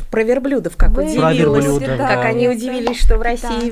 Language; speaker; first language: Russian; non-native, fluent; Arabic